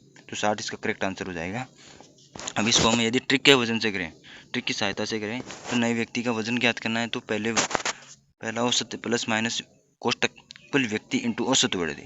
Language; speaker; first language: Hindi; native; Hindi